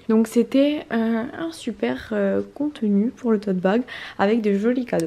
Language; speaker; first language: French; native; French